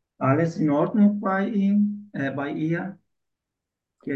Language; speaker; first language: German; non-native, learner; Turkish